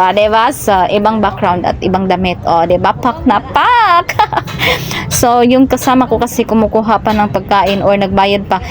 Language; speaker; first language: Filipino; non-native, local second language; Cebuano